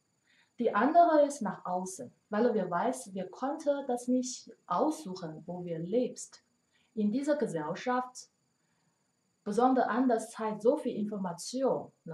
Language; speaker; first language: German; non-native, learner; Chinese